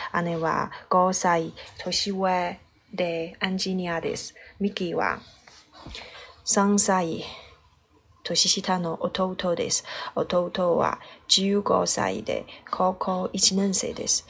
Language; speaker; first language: Japanese; non-native, learner; Chinese